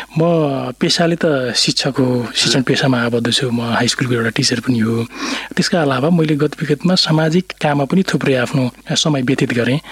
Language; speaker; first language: Nepali; non-native, local second language; Rana Tharu